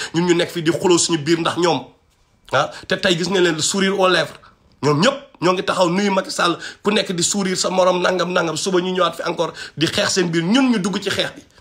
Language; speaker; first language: Wolof; non-native, local second language; Fula